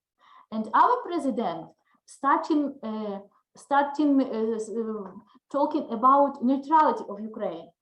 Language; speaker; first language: English; non-native, learner; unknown